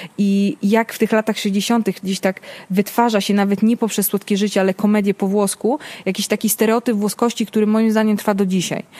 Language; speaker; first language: Polish; early bilingual, other home language; Italian